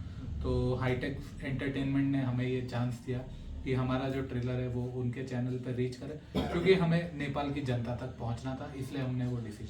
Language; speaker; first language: Hindi; native; Hindi